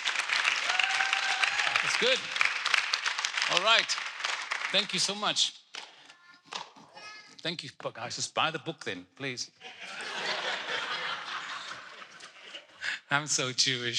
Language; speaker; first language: English; non-native, local second language; Afrikaans